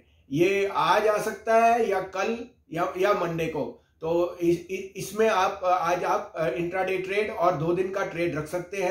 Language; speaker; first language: Hindi; native; Hindi